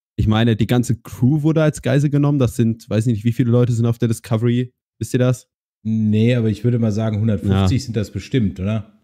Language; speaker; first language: German; native; German